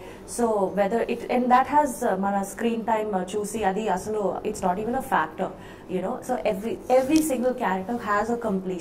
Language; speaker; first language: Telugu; non-native, fluent; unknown